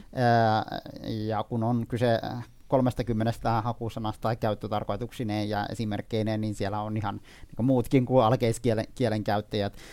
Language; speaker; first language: Finnish; non-native, fluent; Kurdish